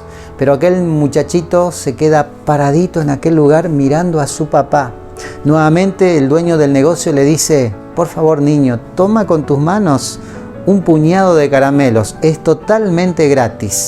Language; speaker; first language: Spanish; native; Spanish